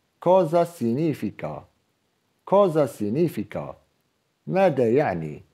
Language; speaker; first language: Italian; non-native, fluent; Arabic